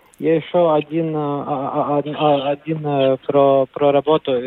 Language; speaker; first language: Russian; non-native, local second language; Latvian